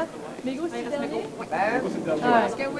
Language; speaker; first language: French; native; French